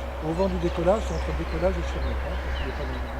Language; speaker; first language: French; native; French